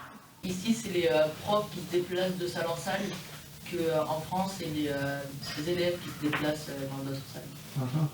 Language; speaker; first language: French; non-native, fluent; Polish